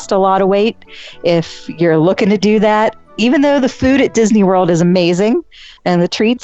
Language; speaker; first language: English; native; English